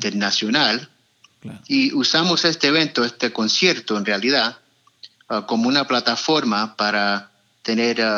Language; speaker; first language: Spanish; early bilingual, heritage; Spanish